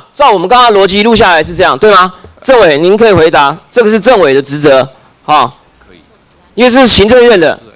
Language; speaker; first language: Chinese; native; Chinese